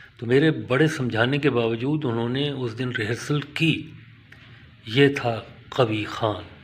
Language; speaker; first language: Urdu; native; Urdu